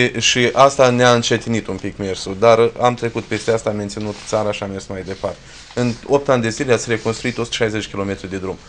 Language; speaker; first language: Romanian; native; Romanian